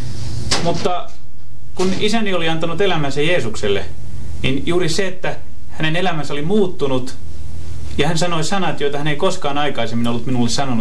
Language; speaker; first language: Finnish; native; Finnish